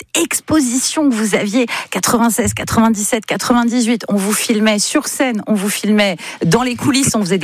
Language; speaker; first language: French; native; French